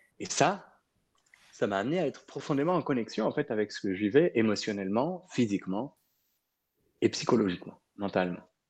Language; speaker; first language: French; early bilingual, other home language; Arabic